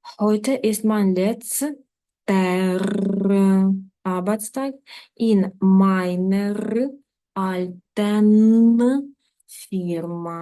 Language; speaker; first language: German; non-native, fluent; Ukrainian